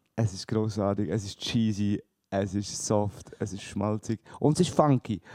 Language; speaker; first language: German; native; German